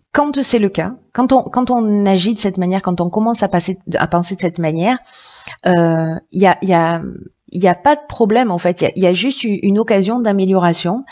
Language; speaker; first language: French; native; French